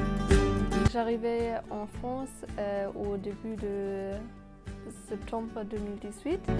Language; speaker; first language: French; non-native, fluent; German